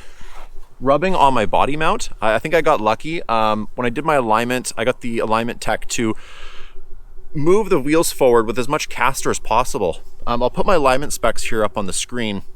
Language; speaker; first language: English; native; English